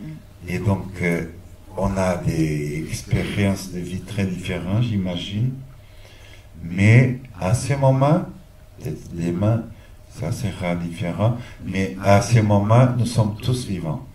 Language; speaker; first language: French; non-native, fluent; Portuguese